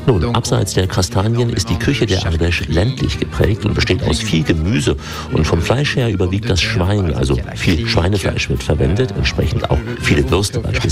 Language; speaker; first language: German; native; German